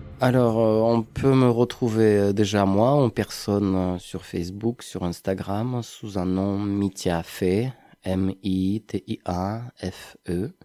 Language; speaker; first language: French; non-native, fluent; Ukrainian